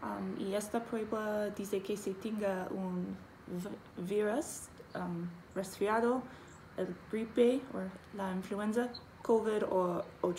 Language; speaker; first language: Spanish; non-native, learner; English